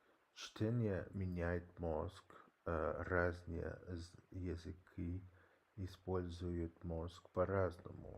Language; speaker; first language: Russian; non-native, learner; English